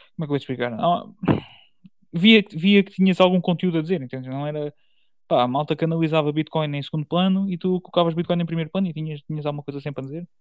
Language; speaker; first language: Portuguese; native; Portuguese